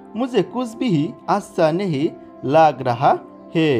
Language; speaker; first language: Hindi; non-native, fluent; Bangla